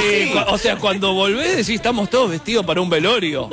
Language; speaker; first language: Spanish; native; Spanish